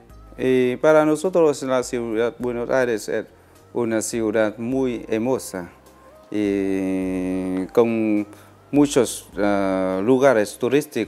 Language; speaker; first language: Spanish; non-native, learner; Vietnamese